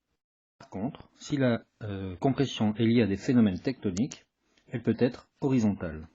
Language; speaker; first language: French; native; French